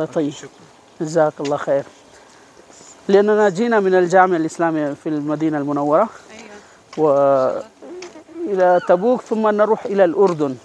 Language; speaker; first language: Arabic; non-native, fluent; Urdu